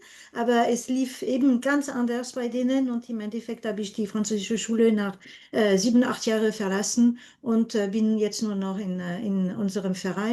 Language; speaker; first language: German; non-native, fluent; French